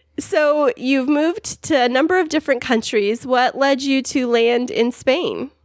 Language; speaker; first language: English; native; English